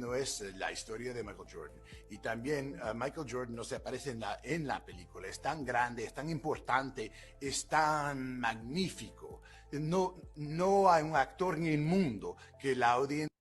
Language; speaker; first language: Spanish; non-native, fluent; English